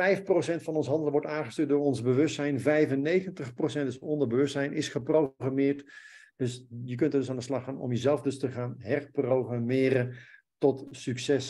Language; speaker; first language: Dutch; native; Dutch